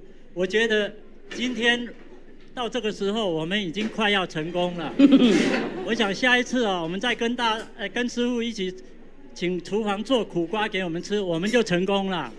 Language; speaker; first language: Chinese; native; Chinese